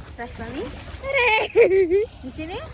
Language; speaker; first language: Persian; native; Persian